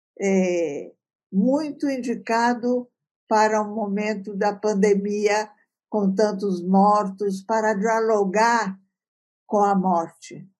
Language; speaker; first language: Portuguese; early bilingual, other home language; Italian